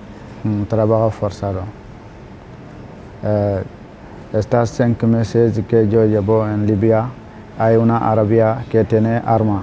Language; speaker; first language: Spanish; non-native, learner; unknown